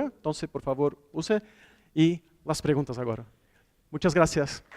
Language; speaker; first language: Spanish; non-native, fluent; Portuguese